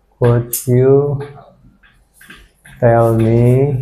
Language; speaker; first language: English; non-native, fluent; Indonesian